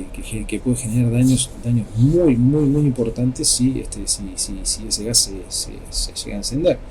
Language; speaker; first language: Spanish; native; Spanish